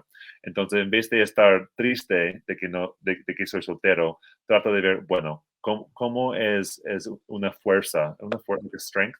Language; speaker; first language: Spanish; non-native, fluent; English